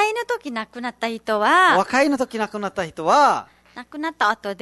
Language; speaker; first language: Japanese; non-native, learner; Nepali